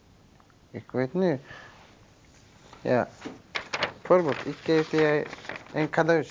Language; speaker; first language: Dutch; non-native, learner; Turkish